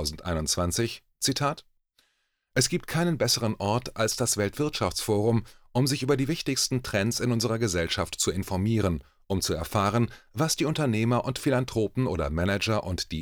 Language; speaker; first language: German; native; German